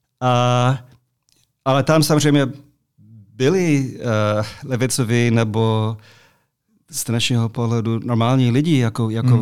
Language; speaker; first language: Czech; non-native, fluent; English